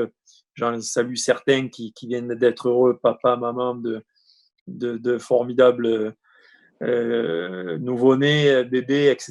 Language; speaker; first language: French; native; French